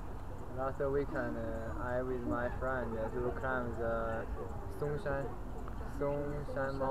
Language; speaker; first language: English; non-native, learner; Chinese